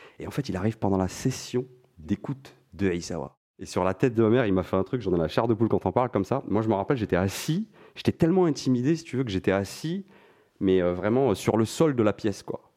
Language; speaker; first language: French; non-native, local second language; Arabic